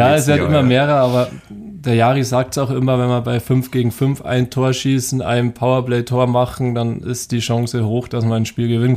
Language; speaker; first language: German; native; German